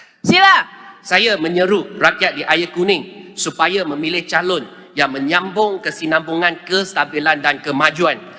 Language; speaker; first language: Malay; native; Malay